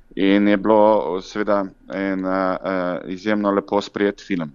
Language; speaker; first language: Slovenian; native; Slovenian